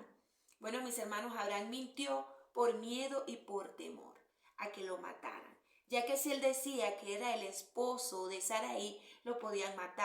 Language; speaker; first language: Spanish; native; Spanish